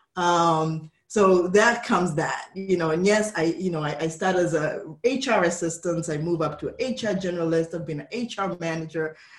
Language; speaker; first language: English; non-native, local second language; Kikuyu